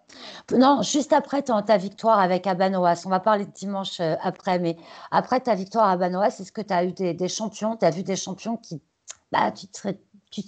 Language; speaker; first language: French; native; French